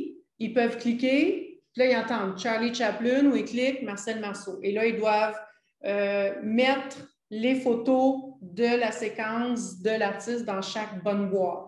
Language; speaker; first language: French; native; French